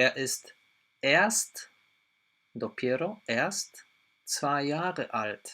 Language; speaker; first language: German; non-native, fluent; Polish